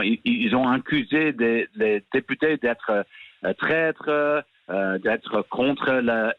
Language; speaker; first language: French; non-native, fluent; English